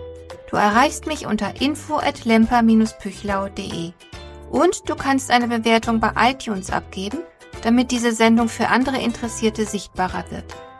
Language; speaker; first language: German; native; German